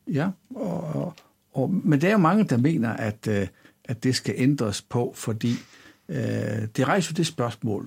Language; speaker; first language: Danish; native; Danish